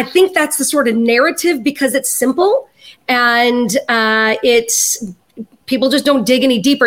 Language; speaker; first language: English; native; English